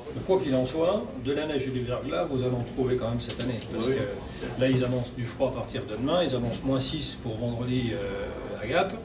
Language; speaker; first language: French; native; French